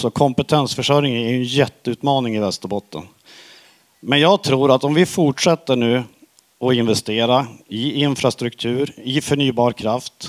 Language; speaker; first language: Swedish; native; Swedish